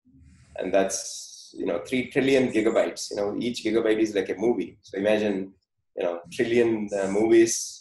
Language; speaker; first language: English; non-native, fluent; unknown